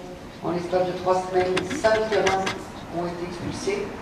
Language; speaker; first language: French; native; French